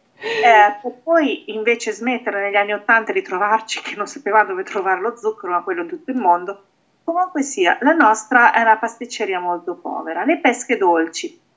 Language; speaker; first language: Italian; native; Italian